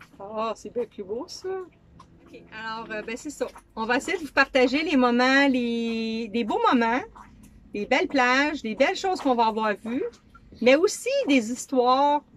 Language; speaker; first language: French; native; French